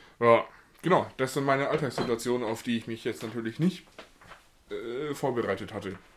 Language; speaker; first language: German; native; German